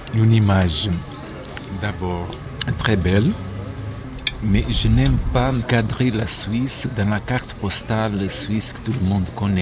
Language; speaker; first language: French; non-native, fluent; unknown